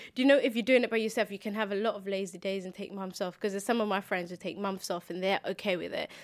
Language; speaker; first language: English; early bilingual, other home language; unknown